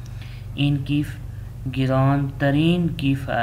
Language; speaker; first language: Persian; non-native, fluent; Urdu